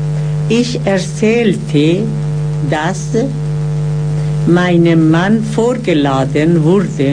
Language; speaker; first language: German; non-native, fluent; Persian